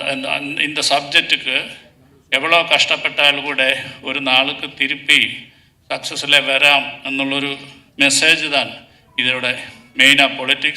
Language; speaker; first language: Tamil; non-native, learner; Malayalam